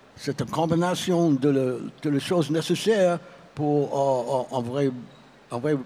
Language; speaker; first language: French; non-native, learner; English